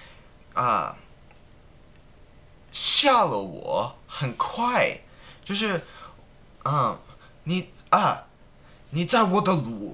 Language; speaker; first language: Chinese; non-native, learner; English